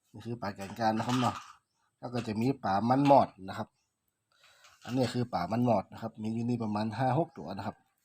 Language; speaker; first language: Thai; native; Thai